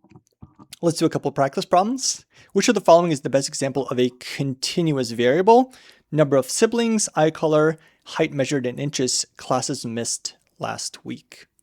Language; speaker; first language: English; native; English